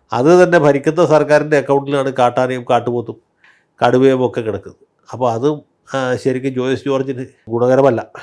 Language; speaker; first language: Malayalam; native; Malayalam